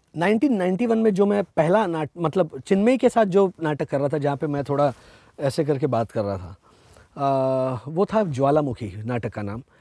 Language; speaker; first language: Hindi; non-native, local second language; Marathi